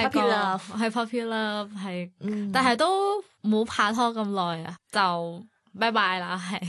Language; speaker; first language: Cantonese; non-native, fluent; Thai